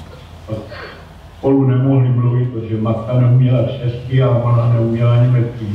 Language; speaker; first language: Czech; non-native, local second language; German